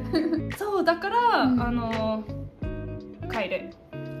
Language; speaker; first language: Japanese; non-native, fluent; English